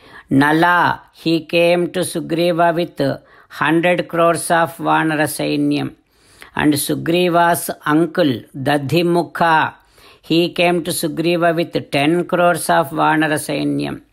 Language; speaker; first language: English; non-native, local second language; Telugu